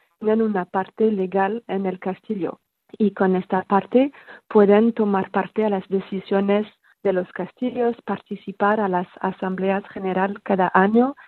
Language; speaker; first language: Spanish; non-native, fluent; French